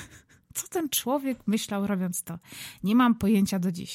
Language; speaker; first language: Polish; native; Polish